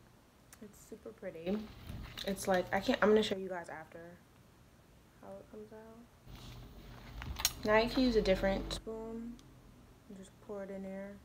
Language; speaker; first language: English; native; English